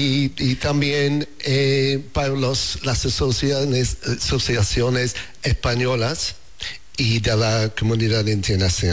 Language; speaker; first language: Spanish; non-native, learner; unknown